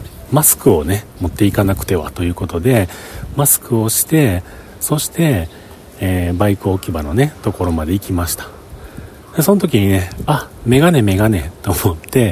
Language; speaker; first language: Japanese; native; Japanese